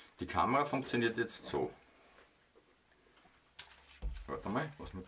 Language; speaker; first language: German; native; German